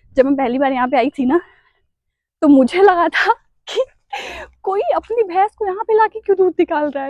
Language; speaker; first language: Hindi; native; Hindi